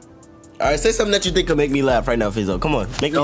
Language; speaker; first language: English; native; English